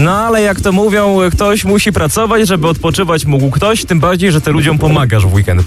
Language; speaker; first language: Polish; native; Polish